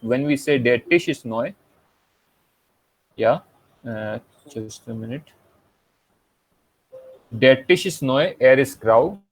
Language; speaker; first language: German; non-native, fluent; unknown